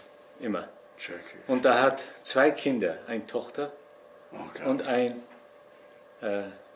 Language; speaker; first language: German; non-native, learner; Persian